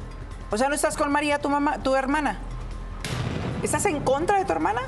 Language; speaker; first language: Spanish; native; Spanish